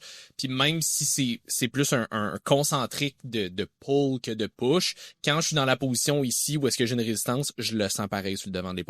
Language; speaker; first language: French; native; French